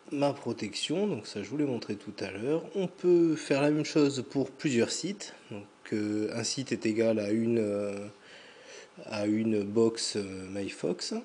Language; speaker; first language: French; native; French